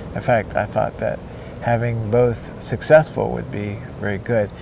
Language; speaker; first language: English; early bilingual, other home language; Spanish